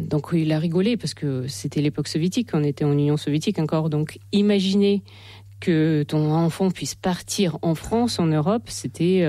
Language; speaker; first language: French; non-native, fluent; Russian